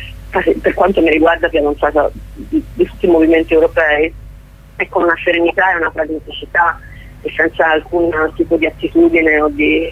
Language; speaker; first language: Italian; native; Italian